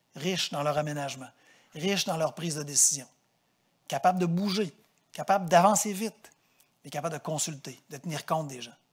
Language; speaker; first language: French; native; French